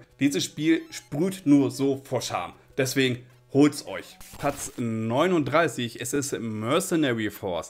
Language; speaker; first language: German; native; German